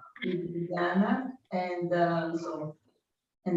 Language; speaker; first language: English; non-native, learner; Italian